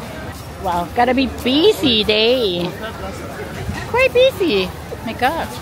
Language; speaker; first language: English; non-native, learner; Thai